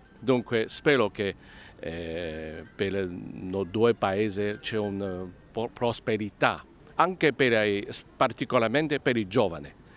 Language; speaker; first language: Italian; non-native, learner; Chinese